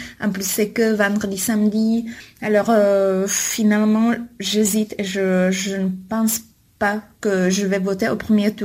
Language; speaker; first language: French; non-native, fluent; Czech